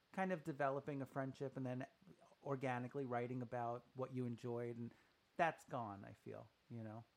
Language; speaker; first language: English; native; English